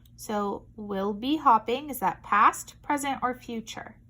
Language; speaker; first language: English; native; English